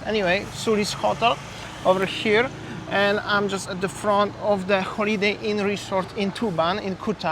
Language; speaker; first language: English; non-native, fluent; Polish